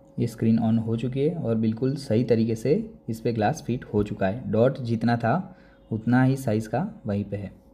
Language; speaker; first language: Hindi; non-native, local second language; Gujarati